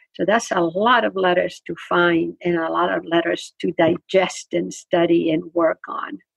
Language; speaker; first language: English; non-native, fluent; Spanish